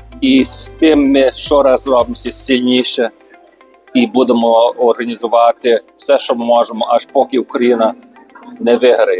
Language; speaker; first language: Ukrainian; early bilingual, heritage; Ukrainian